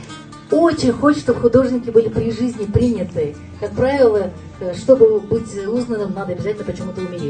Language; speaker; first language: Russian; native; Russian